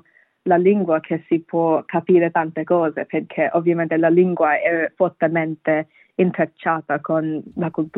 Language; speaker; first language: Italian; non-native, fluent; Bangla